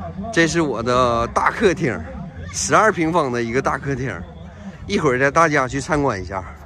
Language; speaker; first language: Chinese; native; Chinese